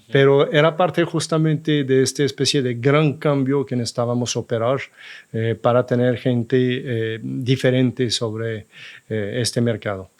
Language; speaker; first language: Spanish; non-native, fluent; French